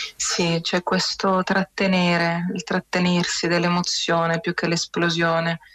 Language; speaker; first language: Italian; native; Italian